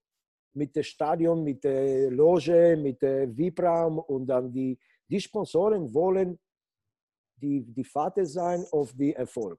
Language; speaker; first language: German; non-native, fluent; Polish